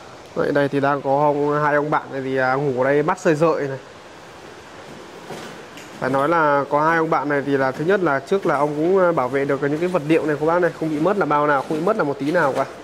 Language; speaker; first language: Vietnamese; native; Vietnamese